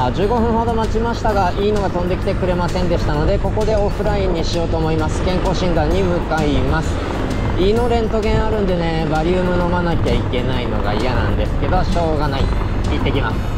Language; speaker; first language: Japanese; native; Japanese